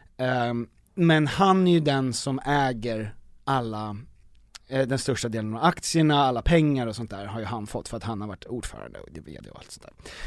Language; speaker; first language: Swedish; native; Swedish